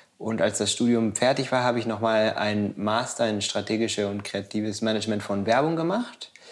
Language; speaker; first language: German; non-native, fluent; Spanish